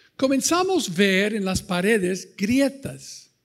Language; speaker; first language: Spanish; non-native, fluent; English